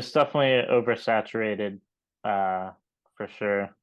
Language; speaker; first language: English; native; English